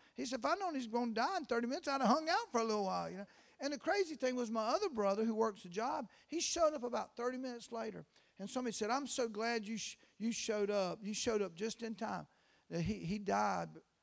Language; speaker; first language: English; native; English